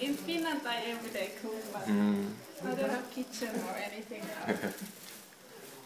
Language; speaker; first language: English; non-native, learner; Finnish